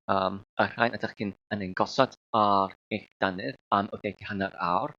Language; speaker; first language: Welsh; non-native, learner; Filipino